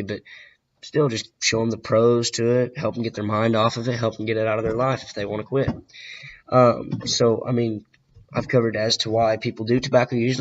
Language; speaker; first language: English; native; English